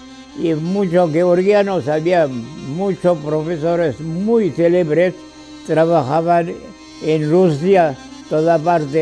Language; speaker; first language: Spanish; non-native, fluent; Georgian